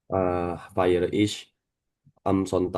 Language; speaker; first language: German; non-native, learner; Indonesian